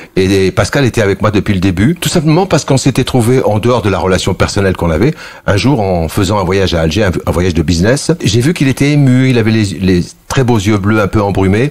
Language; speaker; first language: French; early bilingual, other home language; Kabyle